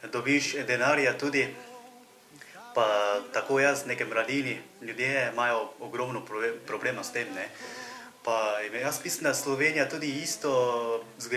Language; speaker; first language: Slovenian; non-native, learner; Japanese